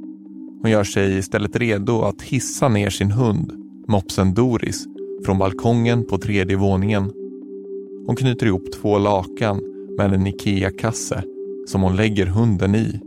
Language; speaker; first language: Swedish; native; Swedish